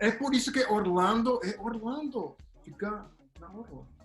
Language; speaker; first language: Portuguese; non-native, fluent; English